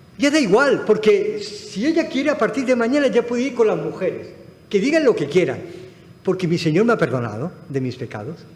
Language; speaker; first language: Spanish; non-native, fluent; Arabic